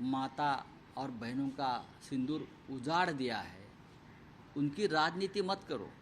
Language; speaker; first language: Hindi; non-native, local second language; Marathi